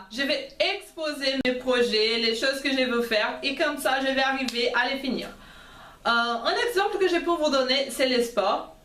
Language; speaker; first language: French; non-native, fluent; Portuguese